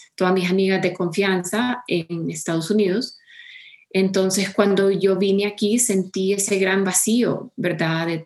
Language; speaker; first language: Spanish; early bilingual, heritage; Spanish